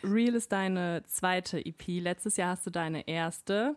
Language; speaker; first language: German; native; German